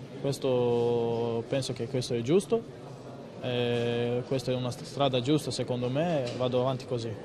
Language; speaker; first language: Italian; non-native, fluent; Serbian